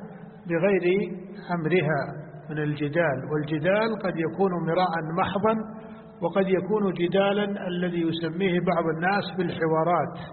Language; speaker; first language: Arabic; native; Arabic